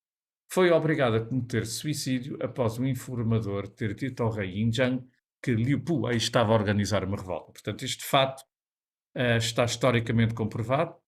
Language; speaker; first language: Portuguese; native; Portuguese